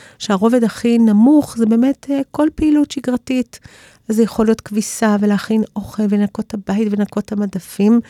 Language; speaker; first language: Hebrew; early bilingual, other home language; English